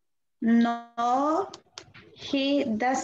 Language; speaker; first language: English; non-native, learner; Spanish